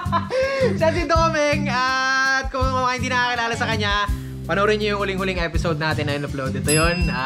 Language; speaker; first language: Filipino; native; Filipino